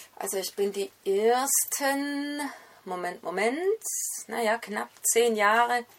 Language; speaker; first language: German; native; German